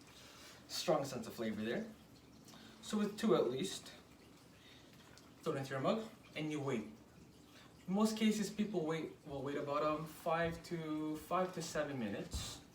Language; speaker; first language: English; native; English